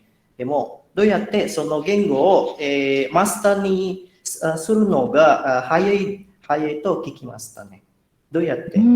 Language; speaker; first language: Japanese; non-native, fluent; Indonesian